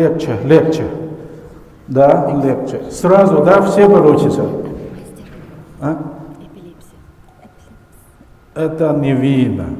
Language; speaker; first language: Russian; non-native, learner; Chinese